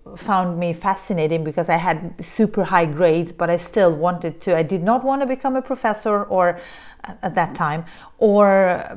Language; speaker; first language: English; early bilingual, other home language; Polish